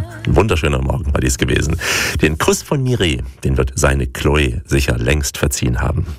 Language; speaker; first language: German; native; German